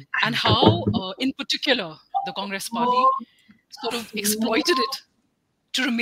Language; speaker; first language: English; non-native, local second language; Hindi